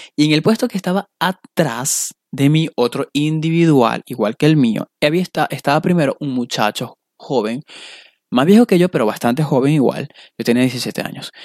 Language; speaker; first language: Spanish; native; Spanish